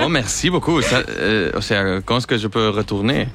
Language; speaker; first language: French; non-native, learner; Spanish